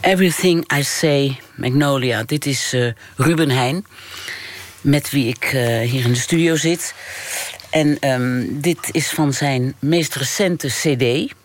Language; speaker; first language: Dutch; native; Dutch